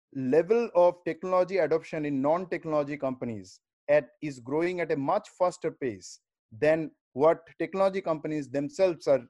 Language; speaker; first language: English; non-native, local second language; Bangla